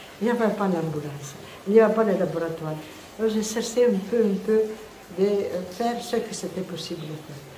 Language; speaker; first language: French; non-native, fluent; Italian